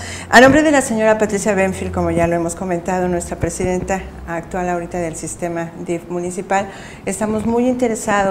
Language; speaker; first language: Spanish; native; Spanish